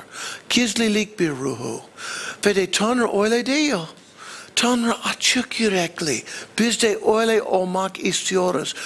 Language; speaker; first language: Turkish; non-native, fluent; English